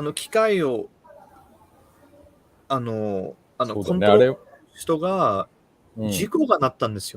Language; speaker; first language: Japanese; early bilingual, heritage; Japanese